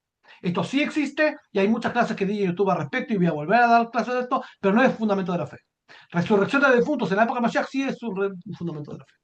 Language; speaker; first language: Spanish; native; Spanish